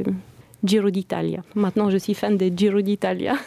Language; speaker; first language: French; non-native, fluent; Bulgarian